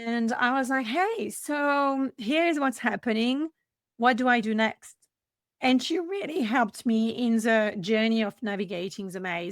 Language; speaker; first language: English; non-native, fluent; French